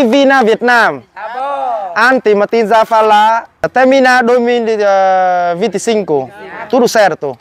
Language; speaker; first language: Portuguese; non-native, learner; Vietnamese